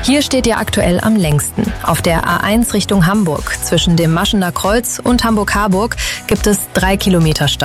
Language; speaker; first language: German; native; German